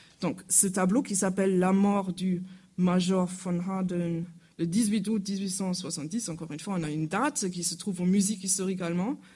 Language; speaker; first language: French; non-native, fluent; German